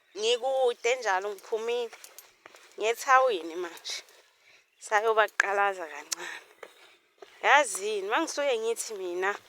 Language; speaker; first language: Zulu; native; Zulu